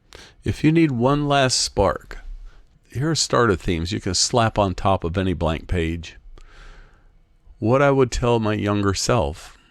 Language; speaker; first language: English; native; English